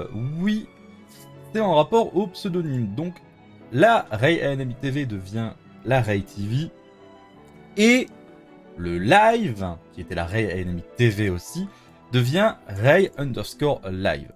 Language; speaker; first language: French; native; French